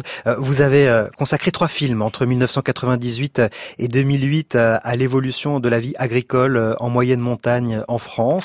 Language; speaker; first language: French; native; French